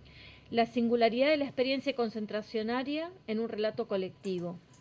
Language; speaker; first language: Spanish; native; Spanish